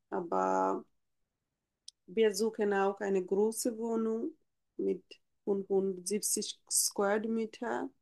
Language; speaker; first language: German; non-native, fluent; Bangla